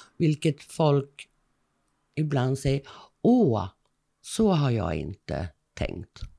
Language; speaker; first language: Swedish; native; Swedish